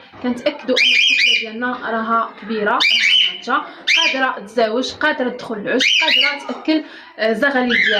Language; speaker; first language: Arabic; native; Arabic